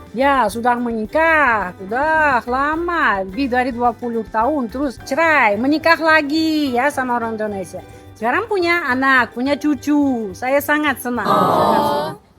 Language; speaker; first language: Indonesian; non-native, fluent; Russian